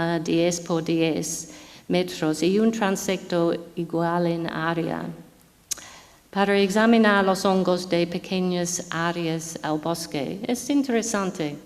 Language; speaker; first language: Spanish; non-native, fluent; English